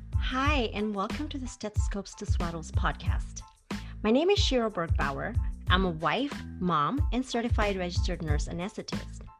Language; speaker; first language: English; native; English